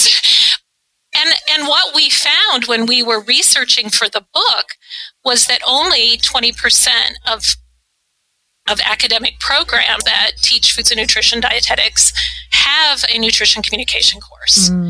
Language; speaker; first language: English; native; English